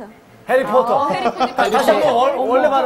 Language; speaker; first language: Korean; native; Korean